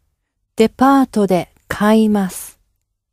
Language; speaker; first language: Japanese; non-native, learner; English